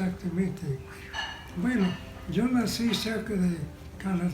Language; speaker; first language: Spanish; non-native, fluent; English